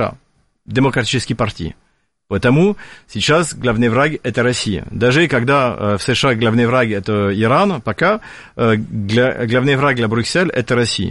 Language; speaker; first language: Russian; non-native, fluent; French